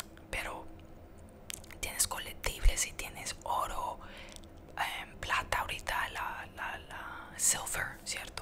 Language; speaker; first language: Spanish; early bilingual, heritage; Spanish